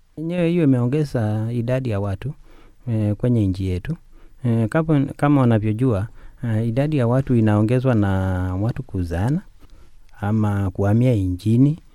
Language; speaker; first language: Swahili; non-native, local second language; Kamba